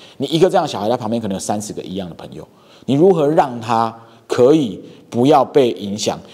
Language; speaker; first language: Chinese; native; Chinese